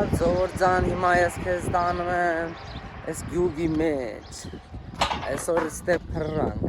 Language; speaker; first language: Armenian; non-native, learner; Hindi